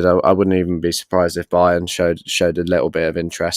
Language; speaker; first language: English; native; English